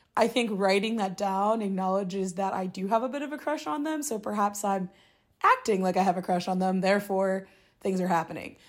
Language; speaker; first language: English; native; English